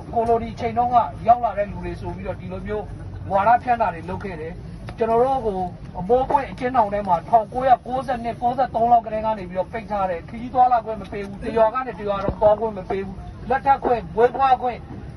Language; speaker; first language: Burmese; non-native, local second language; Rohingya